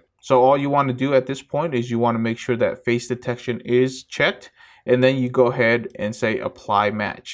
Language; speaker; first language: English; native; English